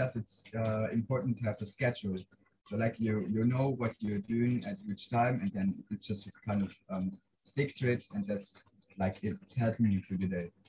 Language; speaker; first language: English; non-native, fluent; Swiss German